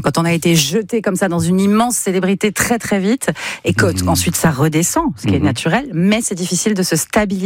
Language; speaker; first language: French; native; French